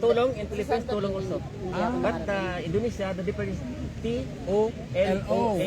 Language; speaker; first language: English; non-native, learner; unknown